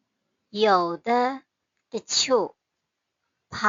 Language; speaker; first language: Chinese; non-native, fluent; Burmese